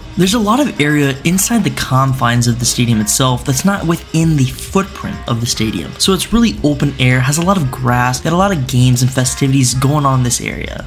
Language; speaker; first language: English; native; English